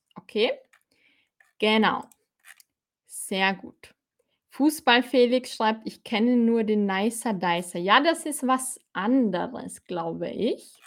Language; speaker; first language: German; native; German